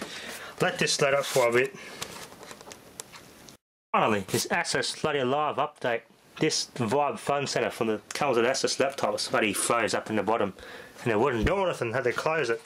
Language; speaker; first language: English; native; English